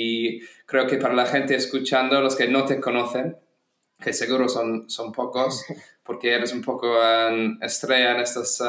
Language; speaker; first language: Spanish; non-native, fluent; English